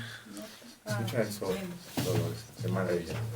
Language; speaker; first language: Spanish; native; Spanish